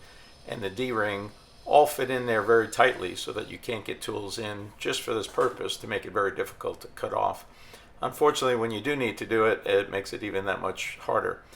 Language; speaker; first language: English; native; English